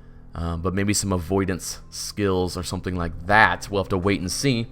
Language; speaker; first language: English; native; English